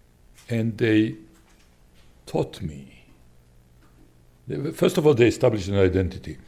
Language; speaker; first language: English; non-native, fluent; Slovak